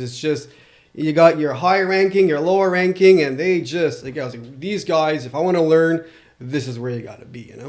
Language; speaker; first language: English; non-native, local second language; French